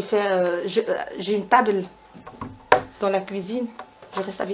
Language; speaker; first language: French; non-native, learner; Arabic